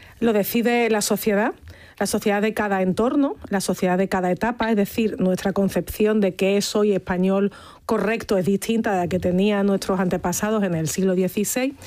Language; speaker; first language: Spanish; native; Spanish